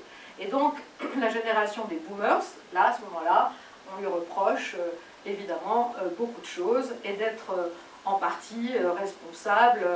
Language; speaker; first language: French; native; French